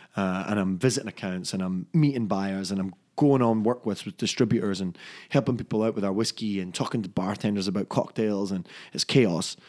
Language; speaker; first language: English; native; English